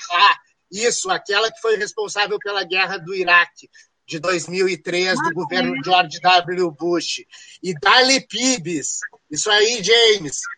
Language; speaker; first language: Portuguese; native; Portuguese